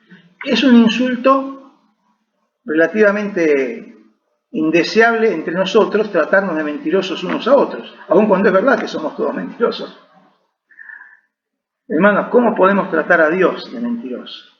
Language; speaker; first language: Spanish; native; Spanish